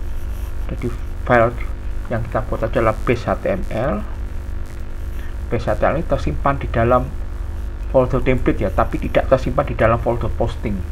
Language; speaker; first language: Indonesian; native; Indonesian